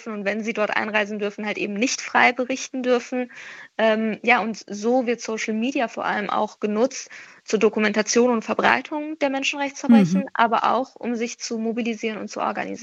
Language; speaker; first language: German; early bilingual, other home language; Persian